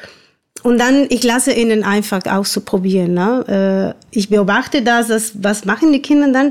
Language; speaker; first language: German; non-native, fluent; Spanish